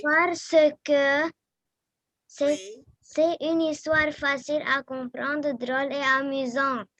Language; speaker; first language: French; non-native, learner; Arabic